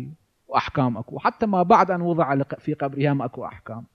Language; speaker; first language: Arabic; native; Arabic